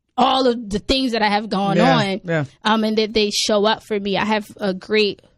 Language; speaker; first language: English; native; English